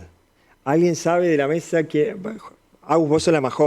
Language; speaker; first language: Spanish; native; Spanish